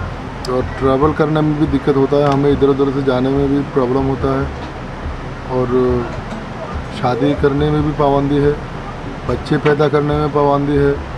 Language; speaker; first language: Hindi; non-native, fluent; Rohingya